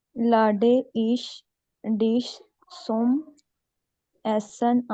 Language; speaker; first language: German; non-native, learner; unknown